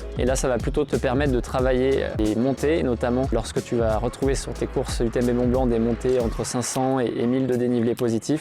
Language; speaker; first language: French; native; French